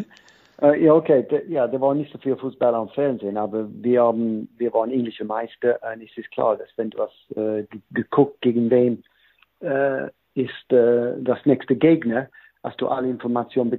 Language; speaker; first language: German; non-native, fluent; English